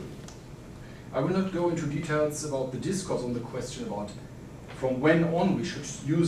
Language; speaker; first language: English; non-native, fluent; German